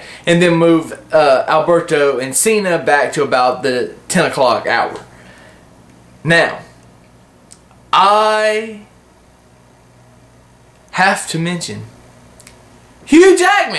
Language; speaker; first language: English; native; English